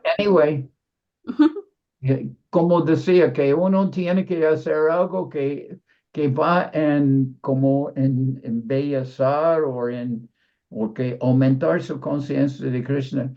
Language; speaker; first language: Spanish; non-native, fluent; English